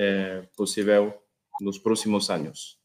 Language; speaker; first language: Portuguese; non-native, learner; Spanish